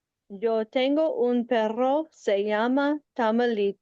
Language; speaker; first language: Spanish; non-native, learner; English